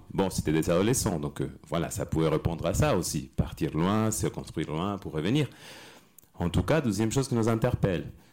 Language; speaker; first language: French; non-native, fluent; Spanish